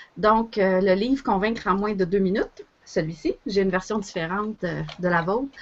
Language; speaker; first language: French; native; French